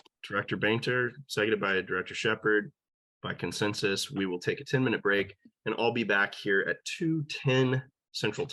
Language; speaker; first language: English; native; English